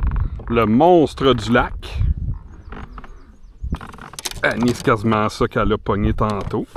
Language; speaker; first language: French; native; French